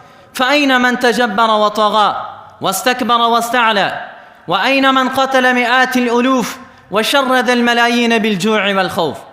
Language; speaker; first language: Arabic; non-native, fluent; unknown